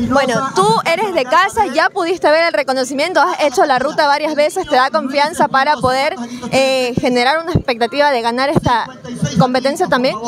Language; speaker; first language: Spanish; native; Spanish